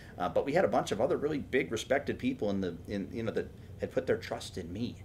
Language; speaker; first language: English; native; English